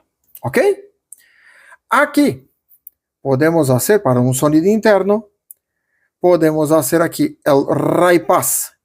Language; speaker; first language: Spanish; non-native, fluent; Portuguese